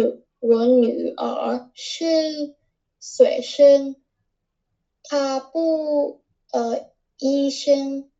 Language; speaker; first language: Chinese; non-native, learner; Vietnamese